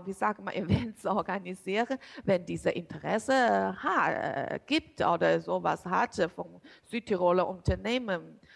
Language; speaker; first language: German; non-native, learner; Chinese